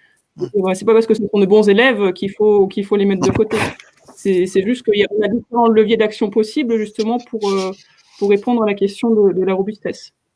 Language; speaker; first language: French; native; French